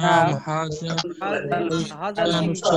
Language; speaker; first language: Arabic; non-native, learner; Bangla